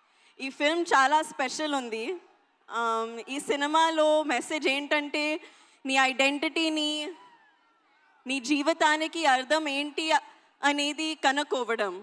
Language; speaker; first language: Telugu; non-native, learner; Hindi